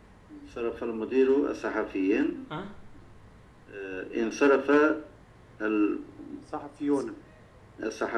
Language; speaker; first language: Arabic; non-native, learner; Turkish